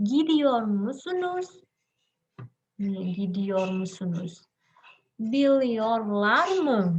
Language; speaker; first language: Turkish; non-native, learner; Indonesian